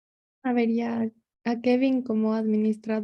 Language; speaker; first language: Spanish; native; Spanish